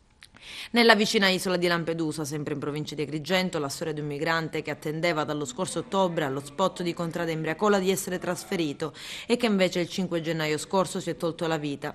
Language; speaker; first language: Italian; native; Italian